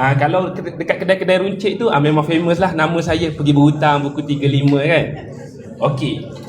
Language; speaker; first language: Malay; native; Malay